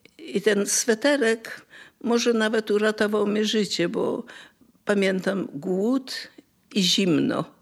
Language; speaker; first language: Polish; native; Polish